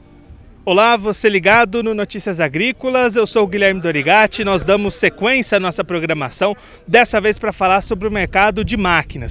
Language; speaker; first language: Portuguese; native; Portuguese